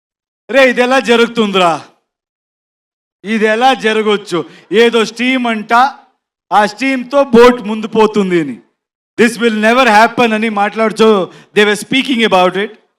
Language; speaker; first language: Telugu; non-native, learner; Kannada